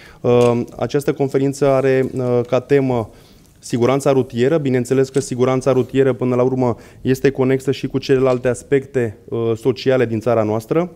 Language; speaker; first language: Romanian; native; Romanian